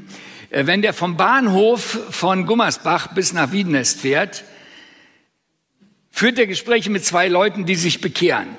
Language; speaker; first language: German; native; German